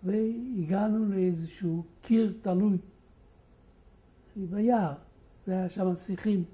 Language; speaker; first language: Hebrew; non-native, fluent; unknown